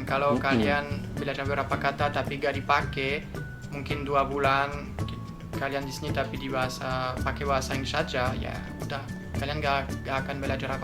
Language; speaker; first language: Indonesian; non-native, fluent; French